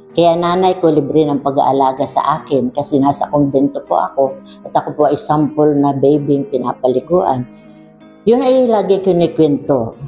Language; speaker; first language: Filipino; non-native, local second language; Bikol